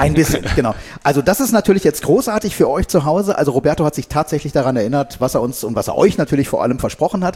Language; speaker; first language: German; native; German